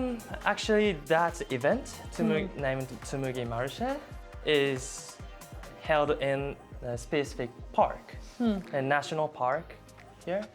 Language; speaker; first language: English; non-native, learner; Japanese